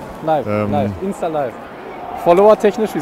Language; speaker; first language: German; native; German